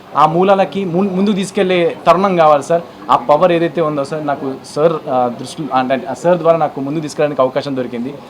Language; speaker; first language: Telugu; native; Telugu